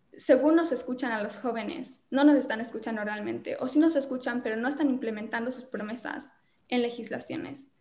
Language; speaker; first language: Spanish; native; Spanish